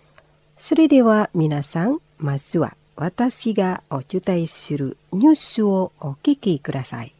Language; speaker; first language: Japanese; non-native, fluent; Indonesian